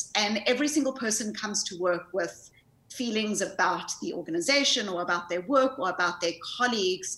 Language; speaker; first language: English; native; English